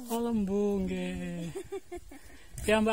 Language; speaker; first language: Indonesian; native; Indonesian